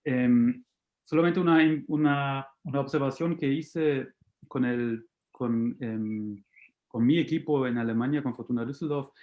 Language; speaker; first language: Spanish; non-native, fluent; German